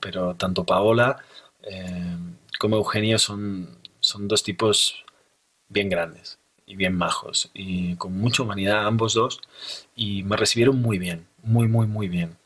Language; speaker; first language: Spanish; native; Spanish